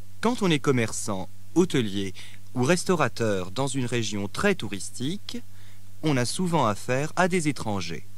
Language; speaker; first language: French; native; French